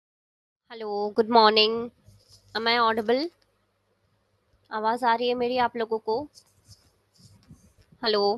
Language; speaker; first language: Hindi; native; Hindi